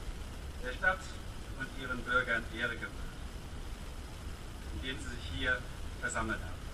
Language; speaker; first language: German; native; German